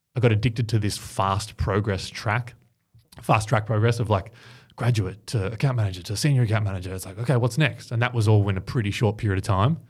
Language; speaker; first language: English; native; English